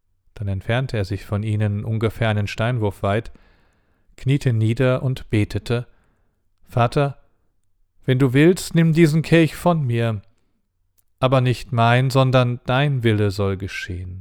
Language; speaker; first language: German; native; German